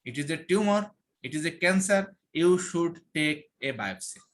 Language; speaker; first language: English; non-native, local second language; Bangla